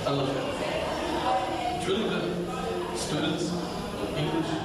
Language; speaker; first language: English; non-native, fluent; Portuguese